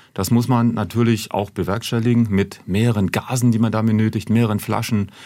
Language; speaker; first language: German; native; German